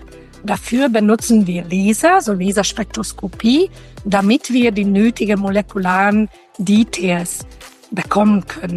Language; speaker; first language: German; non-native, fluent; Hungarian